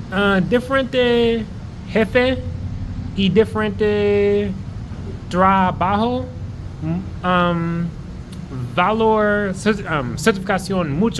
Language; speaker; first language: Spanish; non-native, learner; English